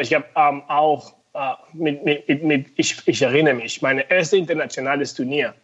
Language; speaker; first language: German; non-native, fluent; Spanish